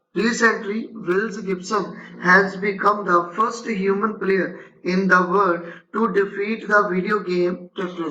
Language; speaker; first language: English; non-native, local second language; Punjabi